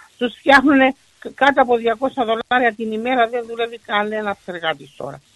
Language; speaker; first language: Greek; native; Greek